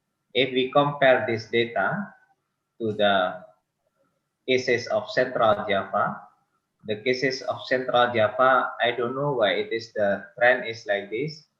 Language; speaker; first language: English; non-native, local second language; Indonesian